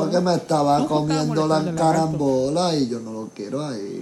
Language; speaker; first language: Spanish; native; Spanish